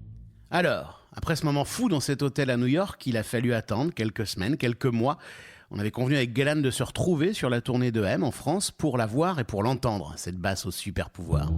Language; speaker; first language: French; native; French